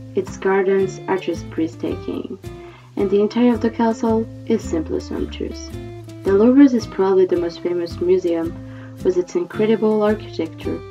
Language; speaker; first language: English; non-native, fluent; French